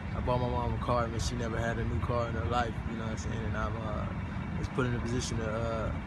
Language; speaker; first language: English; native; English